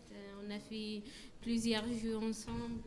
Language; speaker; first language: French; non-native, learner; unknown